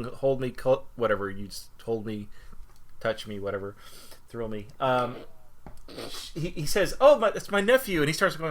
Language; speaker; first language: English; native; English